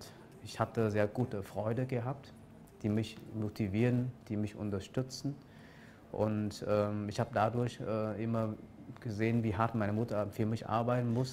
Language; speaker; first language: German; non-native, fluent; Vietnamese